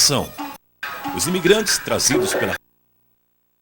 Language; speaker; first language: Portuguese; native; Portuguese